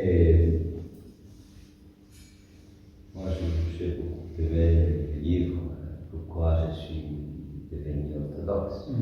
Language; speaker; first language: French; non-native, fluent; Greek